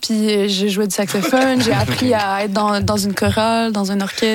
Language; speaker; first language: French; native; French